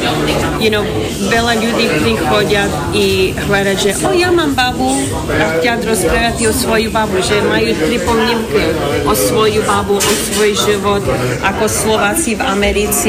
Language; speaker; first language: Slovak; early bilingual, heritage; English